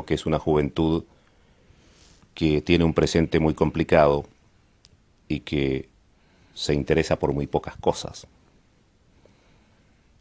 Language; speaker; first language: Spanish; native; Spanish